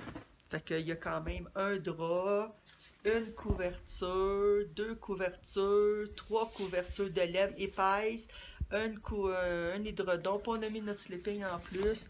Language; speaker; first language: French; native; French